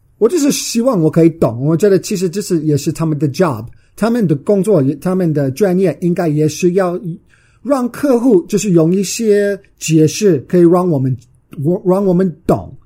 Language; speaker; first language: Chinese; non-native, fluent; English